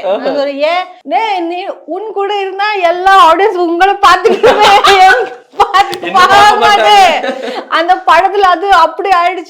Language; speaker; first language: Tamil; non-native, learner; Malayalam